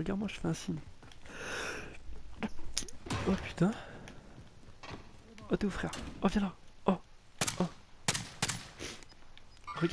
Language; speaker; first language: French; native; French